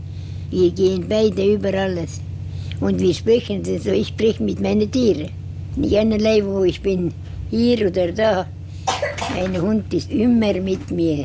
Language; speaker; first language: German; non-native, learner; Estonian